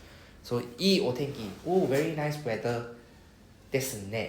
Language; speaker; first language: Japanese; non-native, fluent; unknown